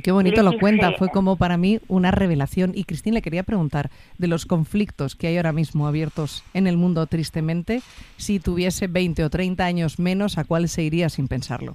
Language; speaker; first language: Spanish; native; Spanish